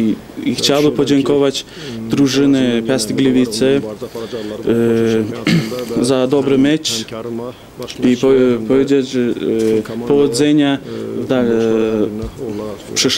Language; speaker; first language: Polish; non-native, fluent; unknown